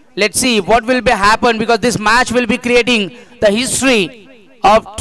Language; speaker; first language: English; non-native, local second language; Marathi